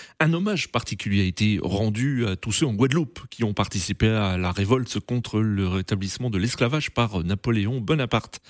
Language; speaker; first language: French; native; French